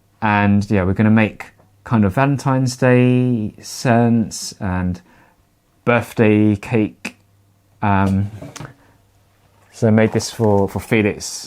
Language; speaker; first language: English; native; English